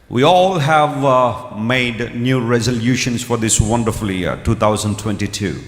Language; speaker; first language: English; non-native, local second language; Telugu